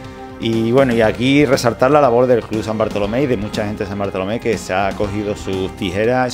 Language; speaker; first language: Spanish; native; Spanish